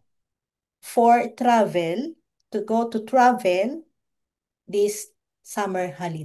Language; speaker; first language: English; non-native, local second language; Filipino